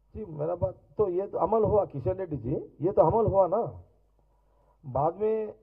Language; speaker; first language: Hindi; non-native, local second language; Telugu